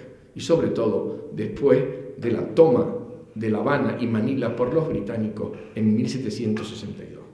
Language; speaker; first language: Spanish; native; Spanish